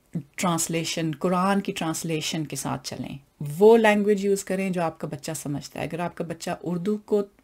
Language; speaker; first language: Urdu; non-native, local second language; Punjabi